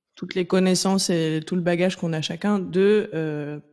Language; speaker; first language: French; native; French